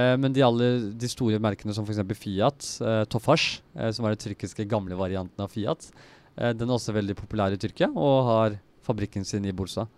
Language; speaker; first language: Norwegian; early bilingual, other home language; Turkish